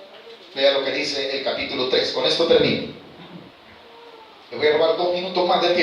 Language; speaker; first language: Spanish; native; Spanish